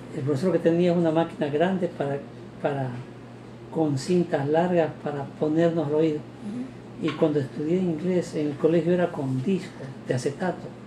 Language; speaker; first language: Spanish; native; Spanish